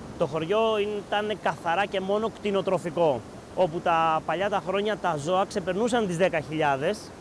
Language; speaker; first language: Greek; native; Greek